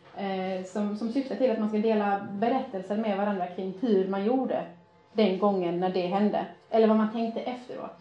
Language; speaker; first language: Swedish; early bilingual, other home language; Persian